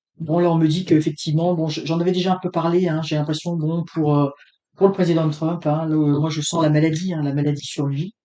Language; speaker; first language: French; native; French